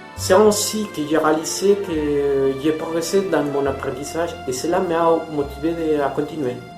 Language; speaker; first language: French; non-native, fluent; Spanish